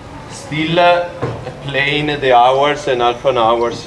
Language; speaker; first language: English; non-native, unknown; Italian